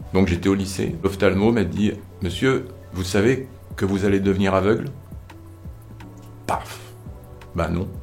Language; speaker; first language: French; native; French